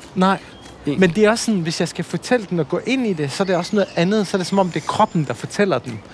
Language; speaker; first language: Danish; early bilingual, other home language; Assyrian Neo-Aramaic